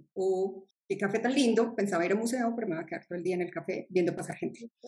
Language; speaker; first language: Spanish; native; Spanish